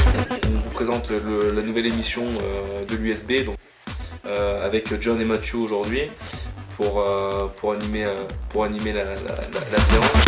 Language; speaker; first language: French; native; French